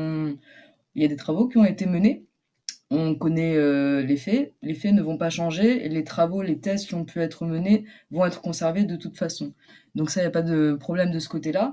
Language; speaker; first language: French; native; French